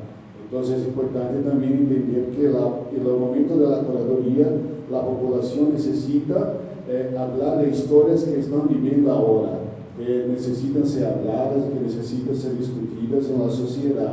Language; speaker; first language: Spanish; non-native, learner; Portuguese